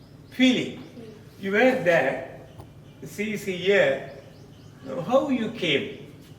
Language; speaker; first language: English; non-native, local second language; Tamil